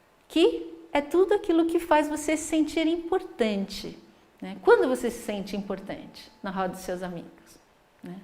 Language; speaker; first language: Portuguese; native; Portuguese